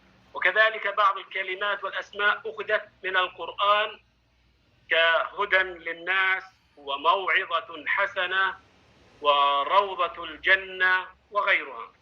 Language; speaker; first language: Arabic; non-native, fluent; Indonesian